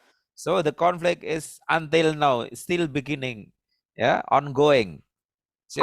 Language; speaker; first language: English; non-native, learner; Indonesian